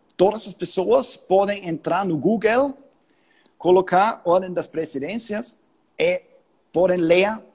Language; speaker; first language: Portuguese; non-native, fluent; German